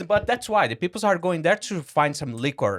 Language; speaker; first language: English; non-native, fluent; Portuguese